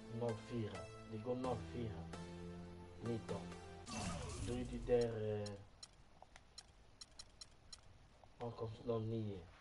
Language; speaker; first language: Swedish; non-native, learner; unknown